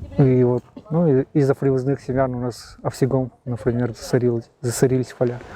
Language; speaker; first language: Russian; native; Russian